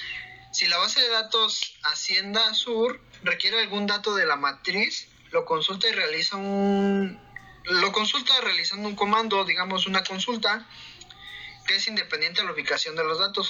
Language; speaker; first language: Spanish; native; Spanish